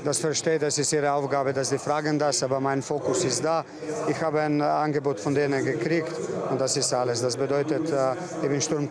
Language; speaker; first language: German; non-native, fluent; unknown